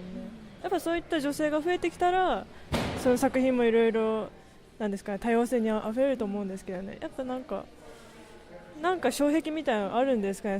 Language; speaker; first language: Japanese; native; Japanese